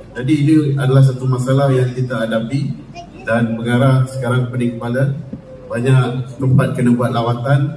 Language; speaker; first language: Malay; non-native, local second language; Tamil